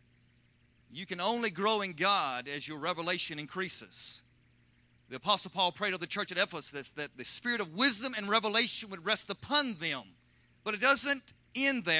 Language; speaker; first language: English; native; English